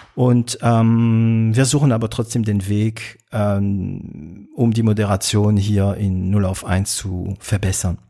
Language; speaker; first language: German; non-native, fluent; French